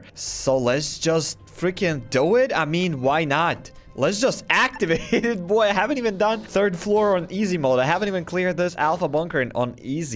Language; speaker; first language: English; non-native, fluent; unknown